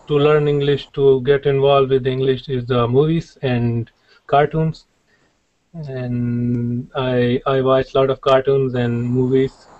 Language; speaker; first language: English; non-native, learner; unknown